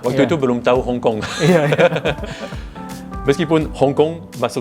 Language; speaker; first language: Indonesian; non-native, fluent; French